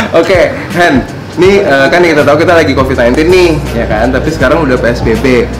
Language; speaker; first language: Indonesian; native; Indonesian